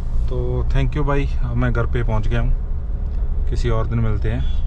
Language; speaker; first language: Hindi; non-native, local second language; Punjabi